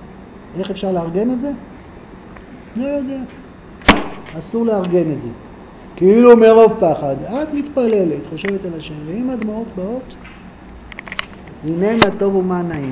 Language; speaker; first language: Hebrew; native; Hebrew